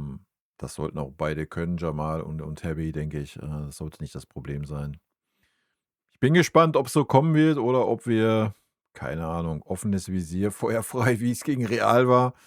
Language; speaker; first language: German; native; German